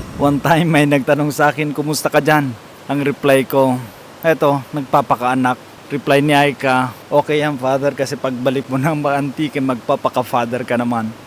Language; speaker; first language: Filipino; non-native, local second language; Kinaray-a